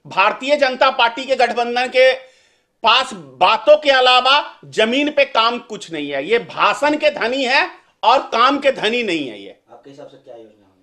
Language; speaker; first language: Hindi; native; Hindi